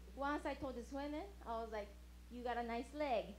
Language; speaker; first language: English; non-native, fluent; Japanese